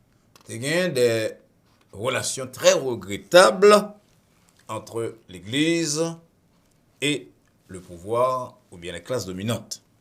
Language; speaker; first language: French; non-native, local second language; Haitian Creole